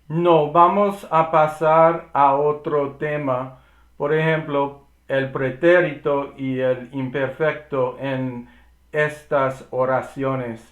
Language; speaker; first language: Spanish; non-native, learner; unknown